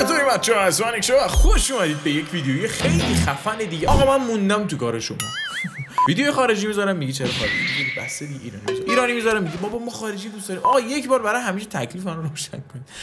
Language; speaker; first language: Persian; native; Persian